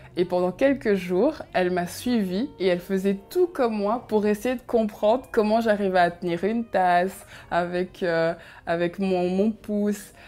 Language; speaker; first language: French; early bilingual, other home language; Kinyarwanda